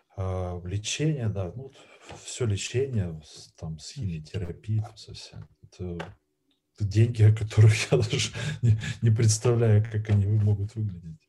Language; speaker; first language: Russian; native; Russian